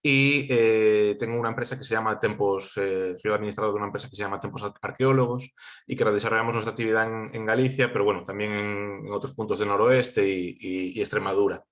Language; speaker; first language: Spanish; native; Spanish